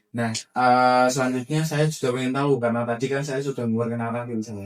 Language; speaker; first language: Indonesian; native; Indonesian